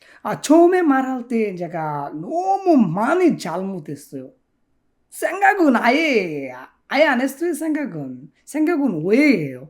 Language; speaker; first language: Korean; non-native, fluent; Bangla